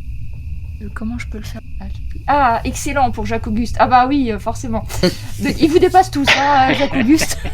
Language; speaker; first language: French; native; French